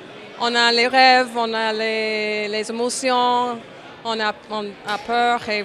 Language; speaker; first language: French; non-native, fluent; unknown